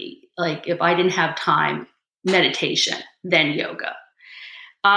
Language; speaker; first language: English; native; English